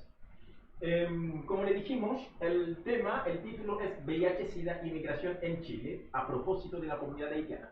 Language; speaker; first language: Spanish; non-native, fluent; Haitian Creole